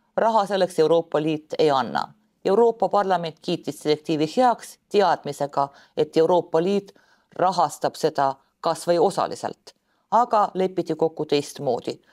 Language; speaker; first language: Estonian; non-native, local second language; Russian